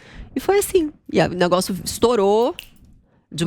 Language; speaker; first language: Portuguese; native; Portuguese